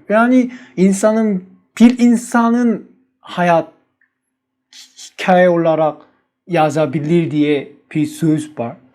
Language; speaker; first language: Turkish; non-native, learner; Korean